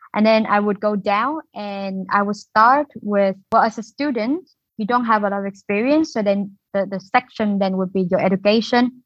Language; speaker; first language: English; non-native, fluent; Vietnamese